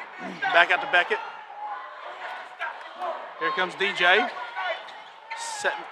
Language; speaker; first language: English; native; English